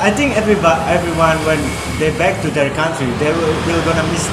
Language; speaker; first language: English; non-native, learner; Indonesian